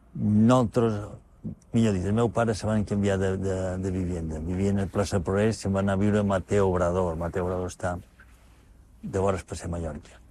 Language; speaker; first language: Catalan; native; Catalan